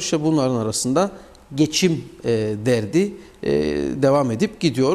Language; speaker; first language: Turkish; native; Turkish